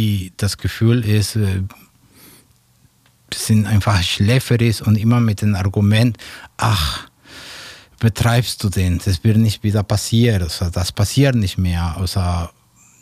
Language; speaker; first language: German; non-native, fluent; Spanish